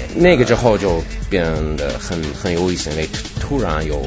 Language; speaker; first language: Chinese; non-native, fluent; Russian